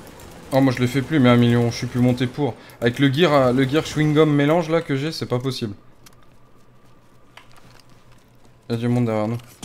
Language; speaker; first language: French; native; French